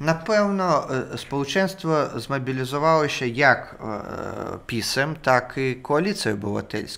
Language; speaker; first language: Polish; non-native, fluent; Russian